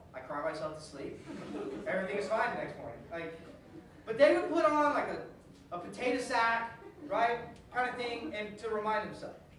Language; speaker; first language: English; native; English